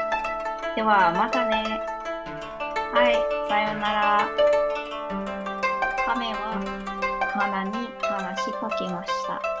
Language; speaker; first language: Japanese; non-native, learner; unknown